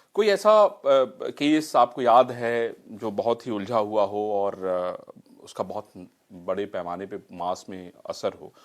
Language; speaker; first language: Hindi; native; Hindi